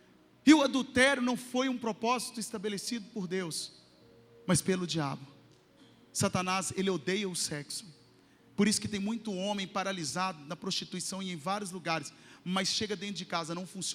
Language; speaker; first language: Portuguese; native; Portuguese